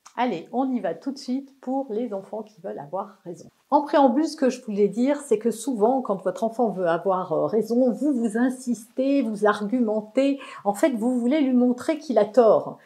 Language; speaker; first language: French; native; French